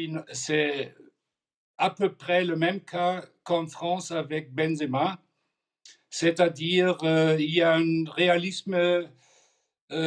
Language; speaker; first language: French; non-native, fluent; German